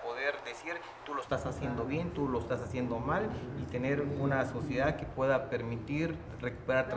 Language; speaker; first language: Spanish; native; Spanish